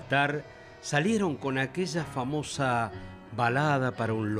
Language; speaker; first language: Spanish; native; Spanish